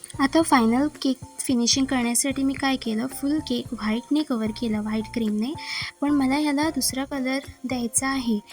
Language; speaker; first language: Marathi; non-native, local second language; Konkani